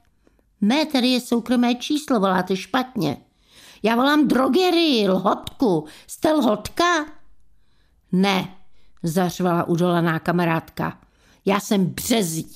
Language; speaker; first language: Czech; native; Czech